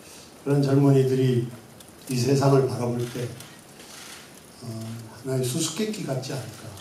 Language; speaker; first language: Korean; native; Korean